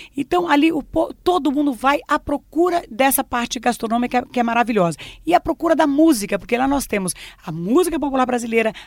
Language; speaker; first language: Portuguese; native; Portuguese